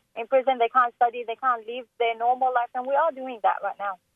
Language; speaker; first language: English; non-native, fluent; Persian